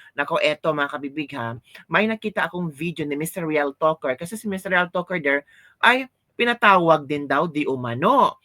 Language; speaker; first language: Filipino; non-native, local second language; Cebuano